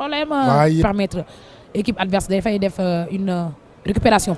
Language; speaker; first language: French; non-native, local second language; Wolof